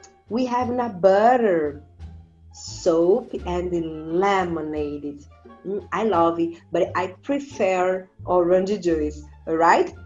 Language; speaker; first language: English; non-native, learner; Portuguese